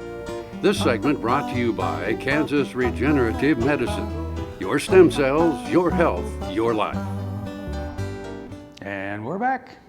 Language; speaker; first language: English; native; English